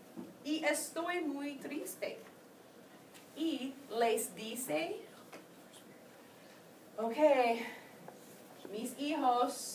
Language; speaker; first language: Spanish; non-native, fluent; English